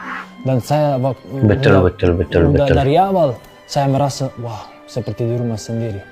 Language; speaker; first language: Indonesian; non-native, fluent; Serbian